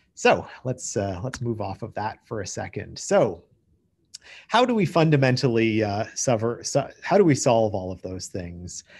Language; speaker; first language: English; native; English